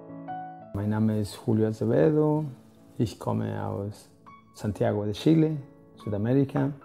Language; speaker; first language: German; non-native, fluent; Spanish